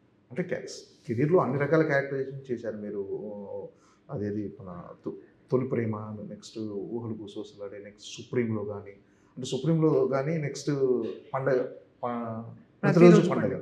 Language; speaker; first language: Telugu; native; Telugu